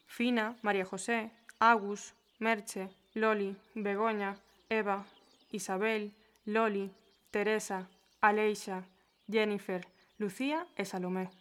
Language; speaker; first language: Galician; early bilingual, heritage; Galician